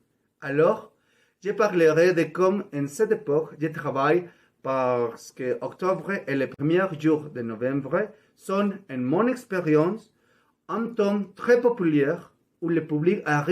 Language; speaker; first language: French; non-native, learner; Spanish